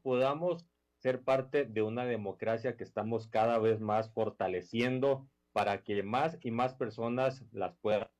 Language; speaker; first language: Spanish; native; Spanish